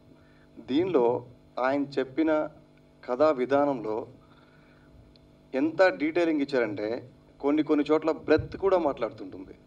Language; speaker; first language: Telugu; native; Telugu